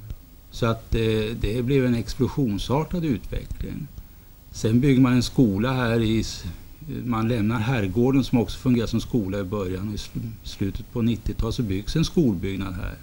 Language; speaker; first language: Swedish; native; Swedish